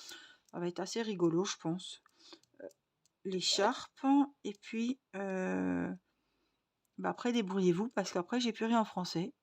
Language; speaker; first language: French; native; French